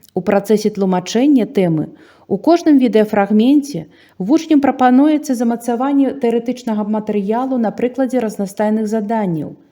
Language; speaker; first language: Belarusian; native; Belarusian